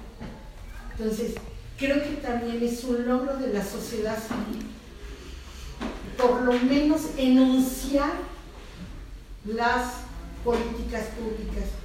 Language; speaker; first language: Spanish; native; Spanish